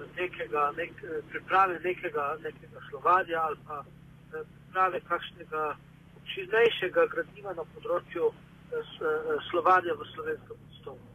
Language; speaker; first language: Slovenian; non-native, local second language; Romany